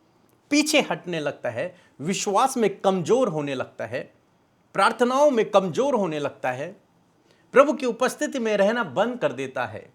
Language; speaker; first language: Hindi; native; Hindi